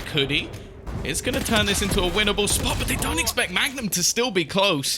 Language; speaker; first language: English; native; English